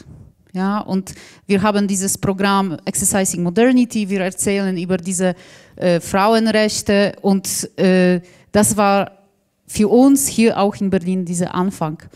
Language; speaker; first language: German; non-native, fluent; Polish